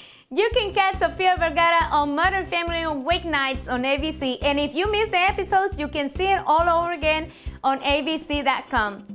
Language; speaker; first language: English; non-native, fluent; Spanish